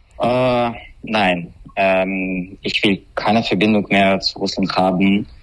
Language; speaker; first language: German; non-native, learner; Russian